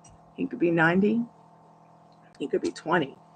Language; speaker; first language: English; native; English